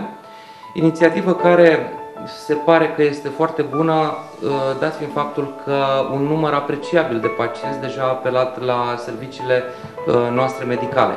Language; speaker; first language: Romanian; native; Romanian